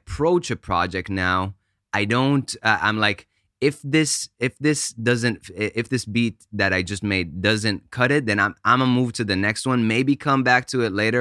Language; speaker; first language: English; non-native, fluent; Hebrew